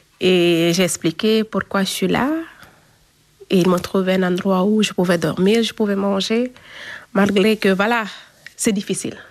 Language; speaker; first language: French; non-native, local second language; Fula